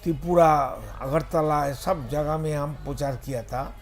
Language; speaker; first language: Hindi; non-native, local second language; Bangla